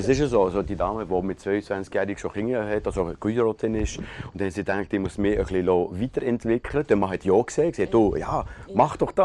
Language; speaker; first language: German; native; German